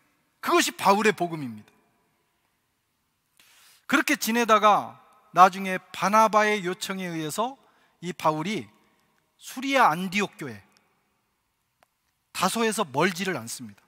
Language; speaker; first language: Korean; native; Korean